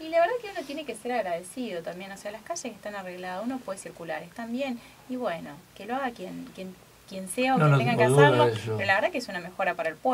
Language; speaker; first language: Spanish; native; Spanish